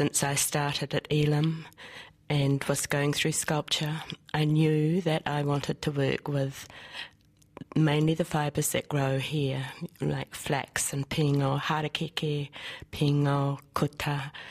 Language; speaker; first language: English; native; English